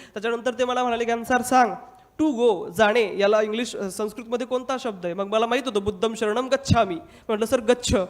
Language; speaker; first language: Marathi; non-native, local second language; Hindi